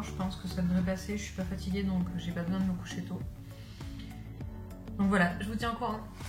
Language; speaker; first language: French; native; French